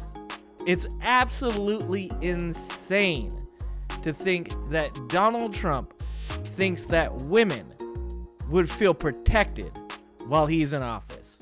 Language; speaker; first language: English; native; English